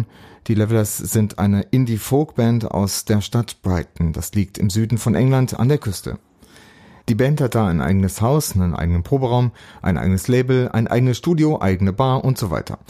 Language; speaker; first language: German; native; German